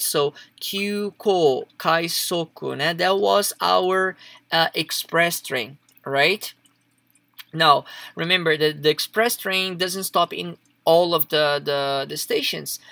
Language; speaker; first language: English; non-native, fluent; Portuguese